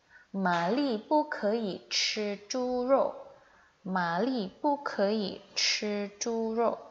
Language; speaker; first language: Chinese; non-native, fluent; Indonesian